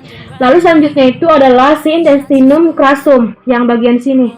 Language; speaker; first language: Indonesian; native; Indonesian